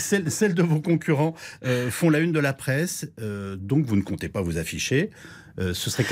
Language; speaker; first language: French; native; French